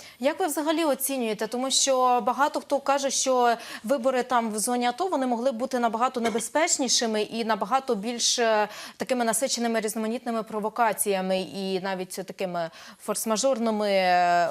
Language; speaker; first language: Ukrainian; native; Ukrainian